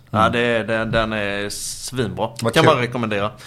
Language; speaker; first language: Swedish; native; Swedish